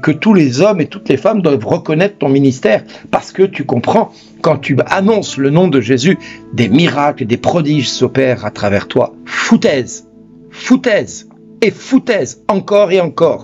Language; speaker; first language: French; native; French